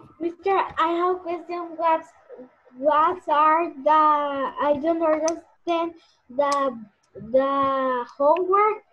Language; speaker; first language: English; non-native, learner; Spanish